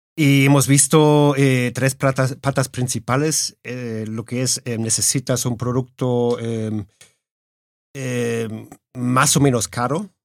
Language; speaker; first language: Spanish; early bilingual, heritage; Spanish